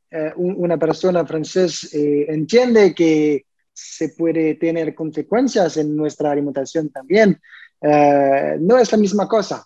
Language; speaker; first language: Spanish; non-native, learner; French